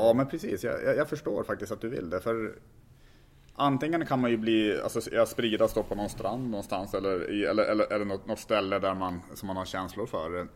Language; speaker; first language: Swedish; native; Swedish